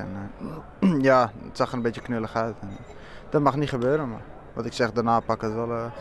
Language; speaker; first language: Dutch; native; Dutch